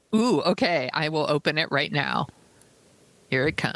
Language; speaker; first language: English; native; English